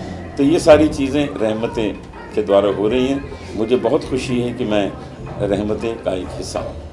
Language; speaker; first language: Hindi; native; Hindi